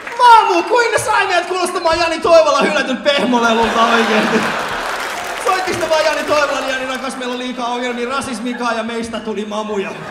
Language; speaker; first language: Finnish; early bilingual, other home language; Persian